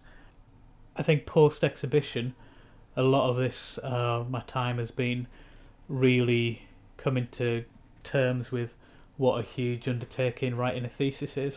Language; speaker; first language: English; native; English